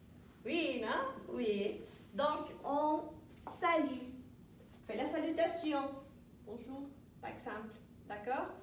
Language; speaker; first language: French; non-native, fluent; Spanish